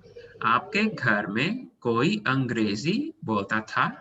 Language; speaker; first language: Hindi; non-native, fluent; Indonesian